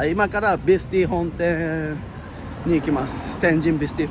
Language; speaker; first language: Japanese; non-native, fluent; Nepali